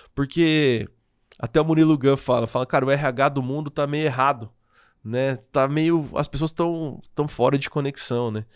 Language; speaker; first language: Portuguese; native; Portuguese